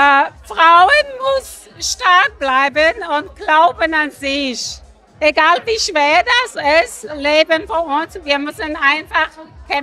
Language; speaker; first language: German; non-native, learner; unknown